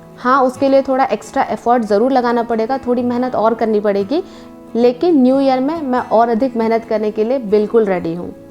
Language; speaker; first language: Hindi; native; Hindi